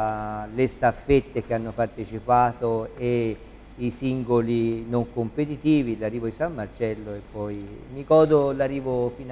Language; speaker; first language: Italian; native; Italian